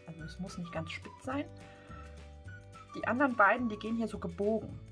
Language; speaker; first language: German; native; German